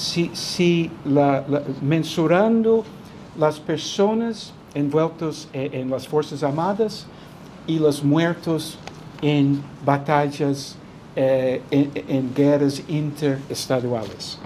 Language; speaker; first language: Spanish; non-native, fluent; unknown